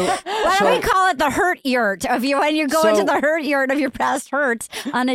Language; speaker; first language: English; native; English